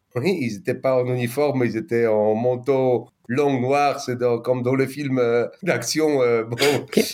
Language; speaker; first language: French; non-native, fluent; Polish